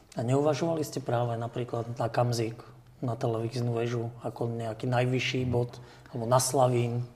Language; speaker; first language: Slovak; native; Slovak